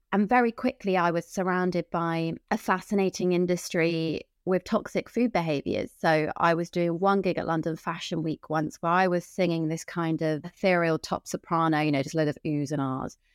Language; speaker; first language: English; native; English